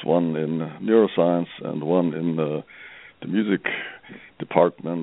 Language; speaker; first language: English; non-native, fluent; German